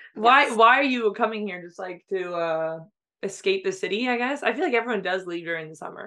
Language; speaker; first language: English; native; English